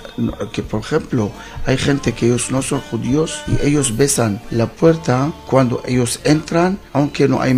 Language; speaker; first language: Spanish; non-native, learner; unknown